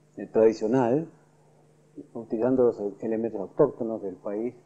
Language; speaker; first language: Spanish; native; Spanish